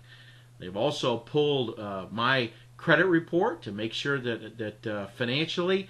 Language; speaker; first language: English; native; English